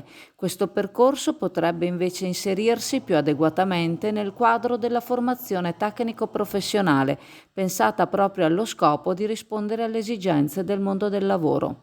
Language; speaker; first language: Italian; native; Italian